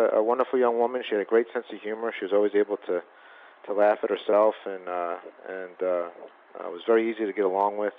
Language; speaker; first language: English; native; English